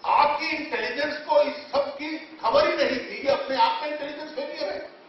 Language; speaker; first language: Hindi; native; Hindi